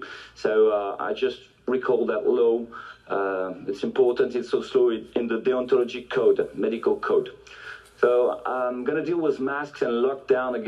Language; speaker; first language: English; non-native, fluent; French